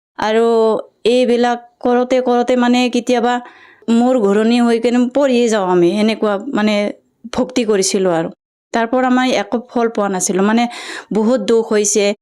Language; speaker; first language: Assamese; non-native, local second language; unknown